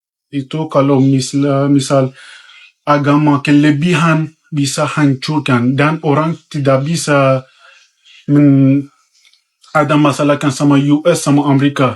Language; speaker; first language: Indonesian; non-native, fluent; Persian